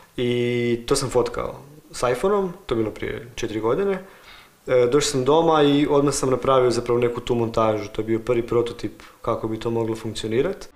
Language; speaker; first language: Croatian; native; Croatian